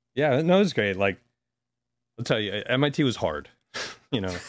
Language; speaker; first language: English; native; English